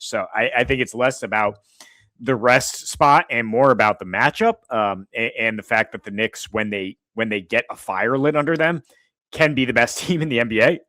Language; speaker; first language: English; native; English